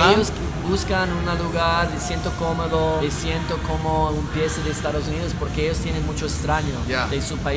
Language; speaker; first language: Spanish; non-native, learner; English